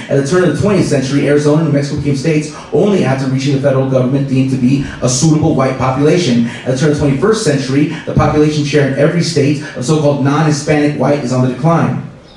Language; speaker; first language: English; native; English